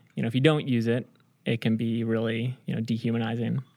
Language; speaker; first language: English; early bilingual, other home language; Arabic